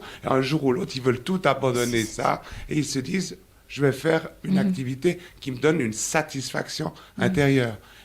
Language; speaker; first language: French; native; French